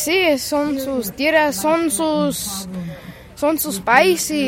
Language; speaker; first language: Spanish; non-native, learner; English